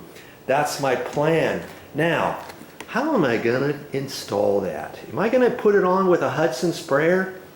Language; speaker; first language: English; native; English